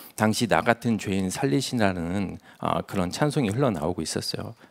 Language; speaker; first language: Korean; native; Korean